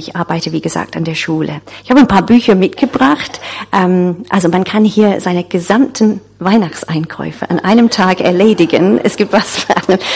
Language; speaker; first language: German; non-native, fluent; English